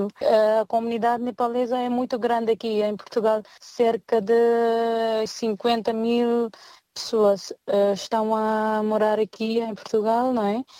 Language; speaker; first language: Portuguese; non-native, learner; Nepali